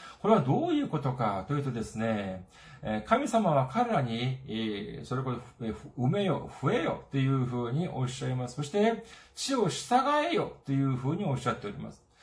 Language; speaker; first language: Japanese; non-native, fluent; Korean